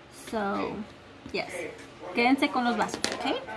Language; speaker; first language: Spanish; early bilingual, heritage; Spanish